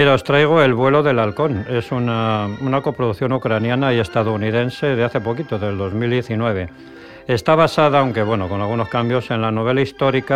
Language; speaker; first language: Spanish; native; Spanish